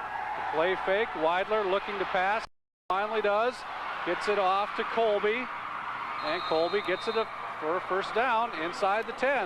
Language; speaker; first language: English; native; English